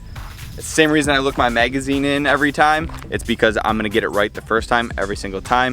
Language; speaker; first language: English; native; English